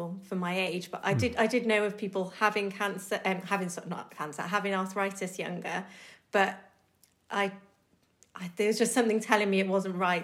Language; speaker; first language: English; native; English